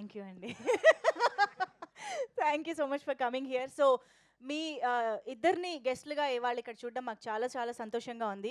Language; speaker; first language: Telugu; native; Telugu